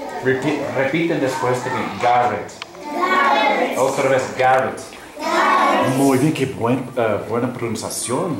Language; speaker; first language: Spanish; non-native, fluent; English